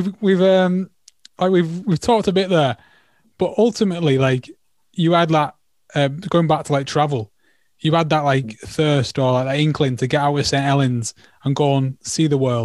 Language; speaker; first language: English; native; English